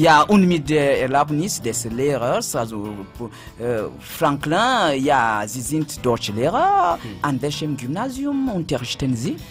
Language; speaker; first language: German; non-native, fluent; French